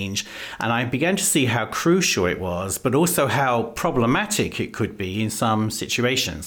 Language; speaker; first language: English; native; English